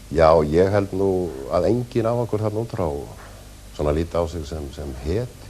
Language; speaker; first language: Icelandic; native; Icelandic